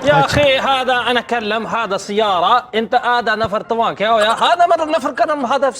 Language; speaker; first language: Arabic; non-native, learner; Punjabi